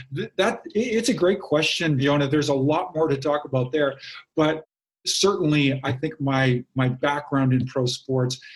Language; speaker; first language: English; native; English